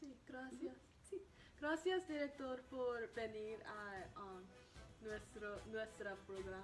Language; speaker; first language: Spanish; non-native, learner; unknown